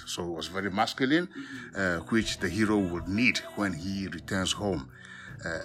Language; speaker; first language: English; non-native, local second language; Ewe